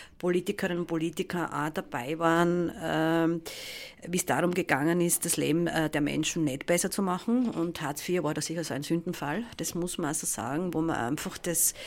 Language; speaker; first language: German; native; German